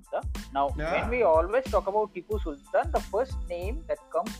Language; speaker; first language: English; non-native, local second language; Bangla